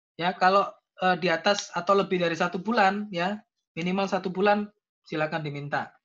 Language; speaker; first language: Indonesian; native; Indonesian